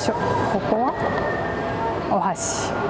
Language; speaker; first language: Japanese; non-native, learner; Kurdish